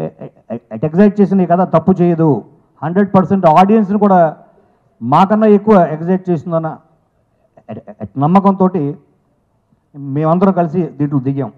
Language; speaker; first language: Telugu; native; Telugu